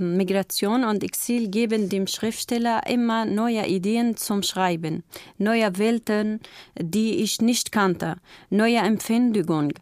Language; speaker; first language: German; non-native, learner; Kurdish